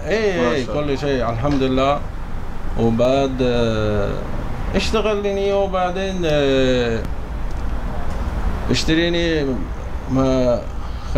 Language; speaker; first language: Arabic; non-native, learner; Persian